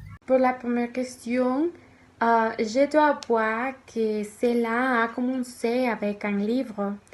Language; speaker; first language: French; non-native, learner; Spanish